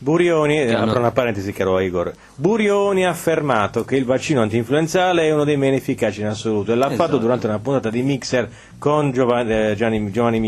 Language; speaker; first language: Italian; native; Italian